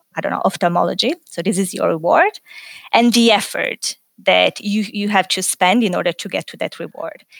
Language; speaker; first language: English; non-native, fluent; Italian